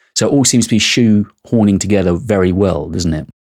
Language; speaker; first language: English; native; English